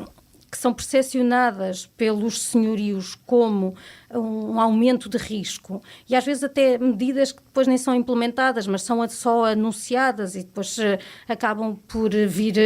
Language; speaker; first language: Portuguese; native; Portuguese